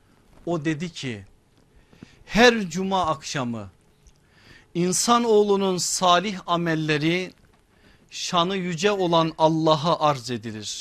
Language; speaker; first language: Turkish; native; Turkish